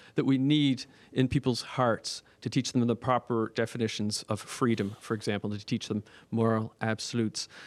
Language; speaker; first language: English; native; English